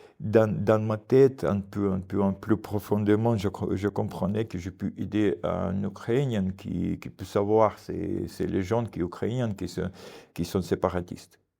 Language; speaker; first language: French; non-native, learner; Ukrainian